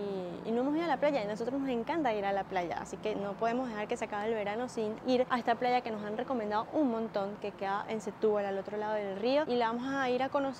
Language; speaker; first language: Spanish; native; Spanish